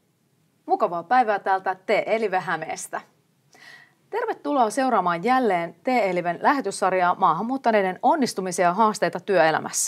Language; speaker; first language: Finnish; native; Finnish